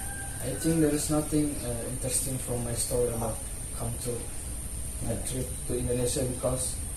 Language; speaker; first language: English; non-native, learner; Indonesian